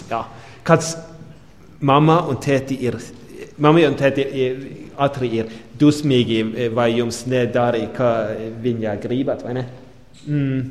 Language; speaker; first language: Latvian; non-native, learner; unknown